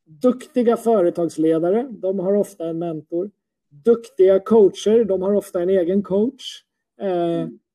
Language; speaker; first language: Swedish; native; Swedish